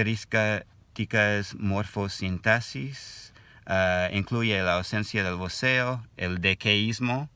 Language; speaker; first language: Spanish; non-native, learner; English